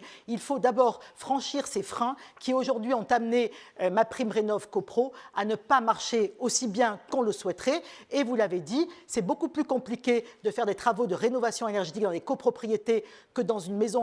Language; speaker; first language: French; native; French